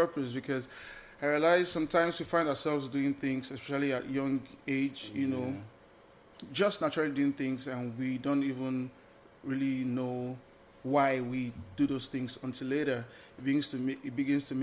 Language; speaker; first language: English; non-native, local second language; Igbo